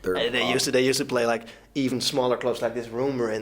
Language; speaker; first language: English; non-native, fluent; Dutch